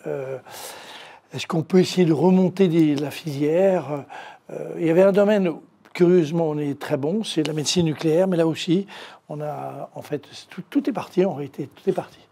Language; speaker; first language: French; native; French